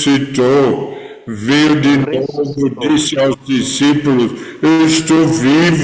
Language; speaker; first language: Portuguese; non-native, fluent; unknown